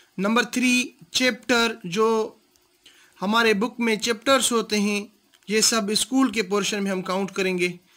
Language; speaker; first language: Urdu; non-native, local second language; Sindhi